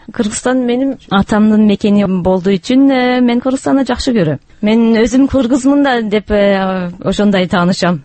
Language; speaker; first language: Kyrgyz; early bilingual, heritage; Kyrgyz